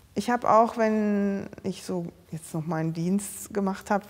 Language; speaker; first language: German; native; German